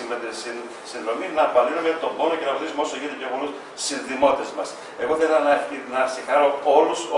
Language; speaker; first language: Greek; native; Greek